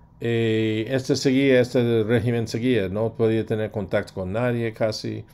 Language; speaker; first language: Spanish; non-native, fluent; English